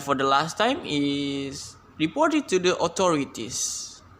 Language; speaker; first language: English; non-native, learner; Indonesian